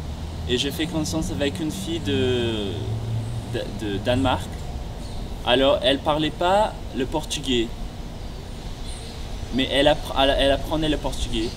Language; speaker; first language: French; non-native, fluent; Portuguese